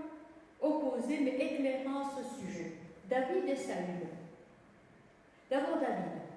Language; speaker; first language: French; native; French